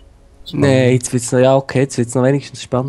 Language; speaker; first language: German; native; German